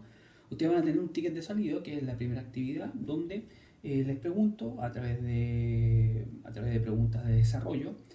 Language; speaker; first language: Spanish; native; Spanish